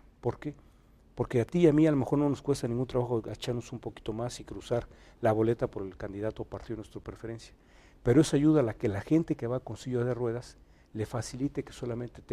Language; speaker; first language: Spanish; native; Spanish